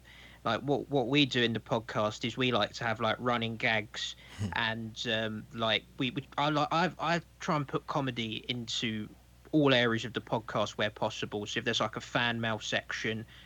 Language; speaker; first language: English; native; English